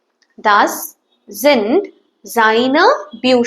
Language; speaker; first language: German; non-native, fluent; Tamil